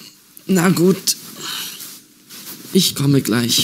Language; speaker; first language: German; non-native, learner; Bangla